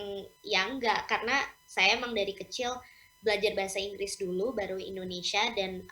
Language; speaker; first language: Indonesian; non-native, local second language; English